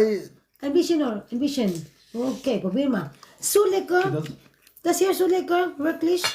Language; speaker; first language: German; non-native, learner; Cebuano